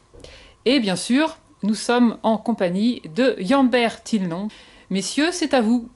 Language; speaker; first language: French; native; French